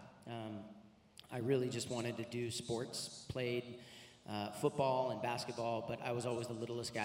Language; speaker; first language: English; native; English